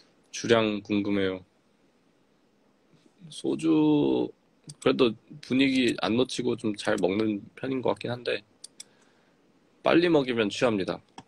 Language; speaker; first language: Korean; native; Korean